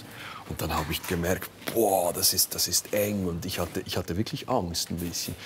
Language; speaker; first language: German; native; German